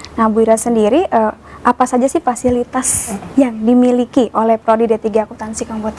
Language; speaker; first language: Indonesian; native; Indonesian